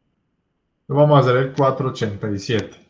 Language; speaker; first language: Spanish; native; Spanish